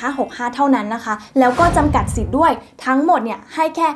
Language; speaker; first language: Thai; native; Thai